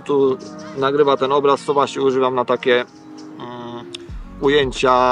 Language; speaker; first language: Polish; native; Polish